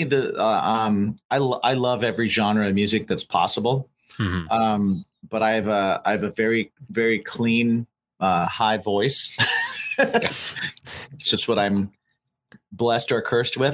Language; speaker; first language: English; native; English